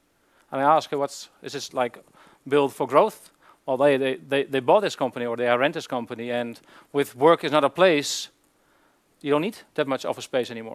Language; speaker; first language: English; non-native, fluent; Dutch